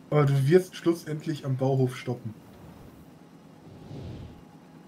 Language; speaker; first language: German; native; German